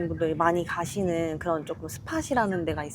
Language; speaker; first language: Korean; native; Korean